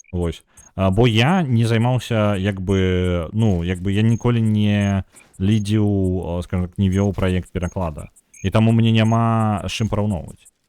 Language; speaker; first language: Belarusian; non-native, local second language; Russian